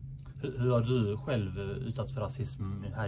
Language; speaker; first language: Swedish; native; Swedish